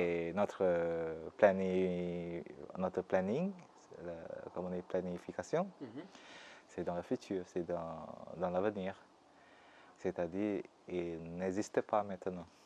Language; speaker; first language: French; non-native, fluent; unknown